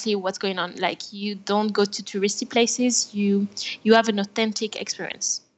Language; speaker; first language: English; non-native, fluent; French